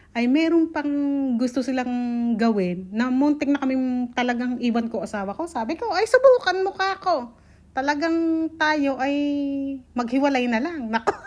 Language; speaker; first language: Filipino; native; Filipino